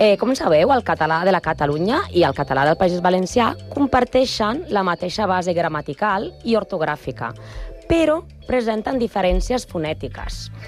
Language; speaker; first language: Catalan; non-native, learner; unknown